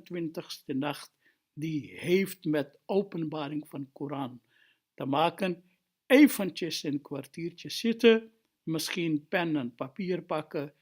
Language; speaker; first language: Dutch; non-native, fluent; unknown